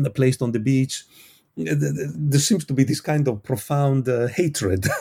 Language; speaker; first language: English; non-native, fluent; Italian